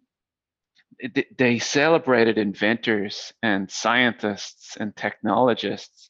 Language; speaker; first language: English; native; English